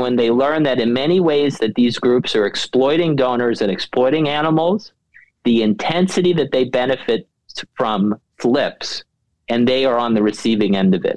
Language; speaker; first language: English; native; English